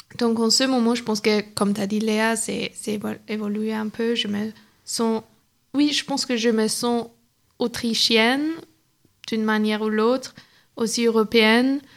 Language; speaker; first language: French; non-native, fluent; German